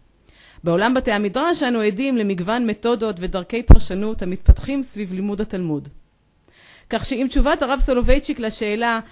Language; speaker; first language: Hebrew; native; Hebrew